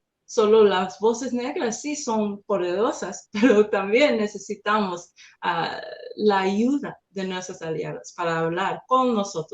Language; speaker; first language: Spanish; non-native, learner; English